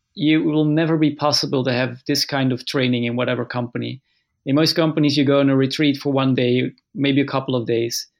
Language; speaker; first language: English; non-native, fluent; Dutch